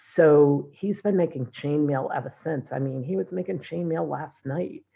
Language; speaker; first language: English; native; English